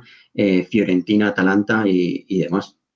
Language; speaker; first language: Spanish; native; Spanish